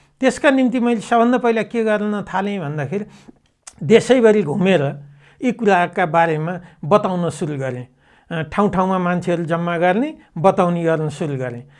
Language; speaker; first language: Nepali; native; Nepali